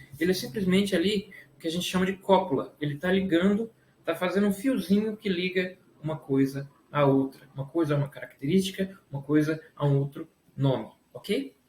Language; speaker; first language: Portuguese; native; Portuguese